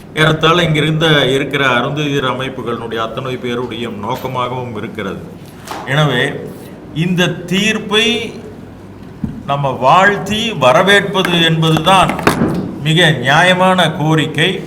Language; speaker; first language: Tamil; native; Tamil